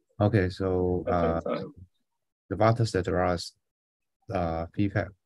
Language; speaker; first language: English; non-native, fluent; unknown